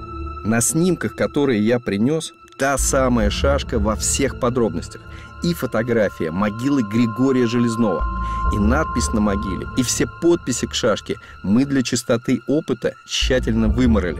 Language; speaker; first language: Russian; native; Russian